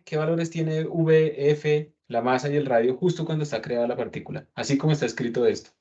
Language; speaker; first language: Spanish; native; Spanish